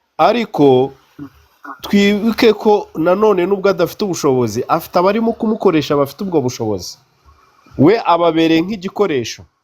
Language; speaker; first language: Kinyarwanda; native; Kinyarwanda